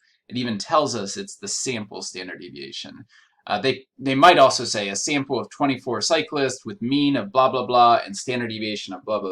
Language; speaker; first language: English; native; English